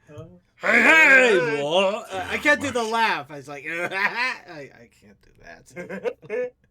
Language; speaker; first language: English; native; English